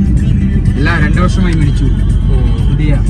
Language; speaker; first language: Malayalam; non-native, learner; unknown